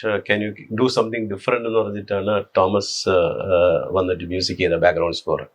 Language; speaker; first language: English; non-native, local second language; Malayalam